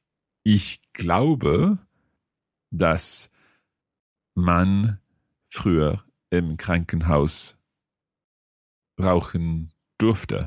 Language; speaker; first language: German; non-native, fluent; English